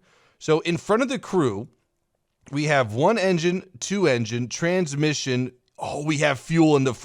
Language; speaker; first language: English; native; English